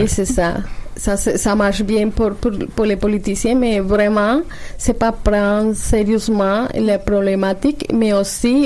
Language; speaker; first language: French; non-native, learner; Spanish